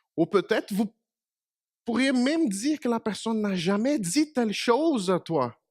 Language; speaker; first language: French; non-native, fluent; Portuguese